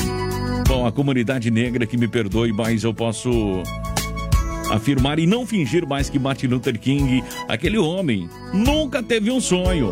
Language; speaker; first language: Portuguese; native; Portuguese